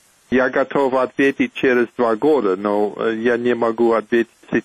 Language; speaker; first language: Russian; non-native, fluent; English